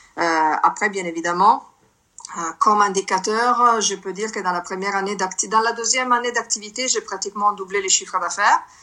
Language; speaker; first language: French; non-native, fluent; Italian